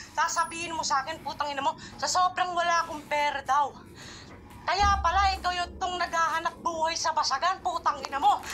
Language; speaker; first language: Filipino; non-native, local second language; Hiligaynon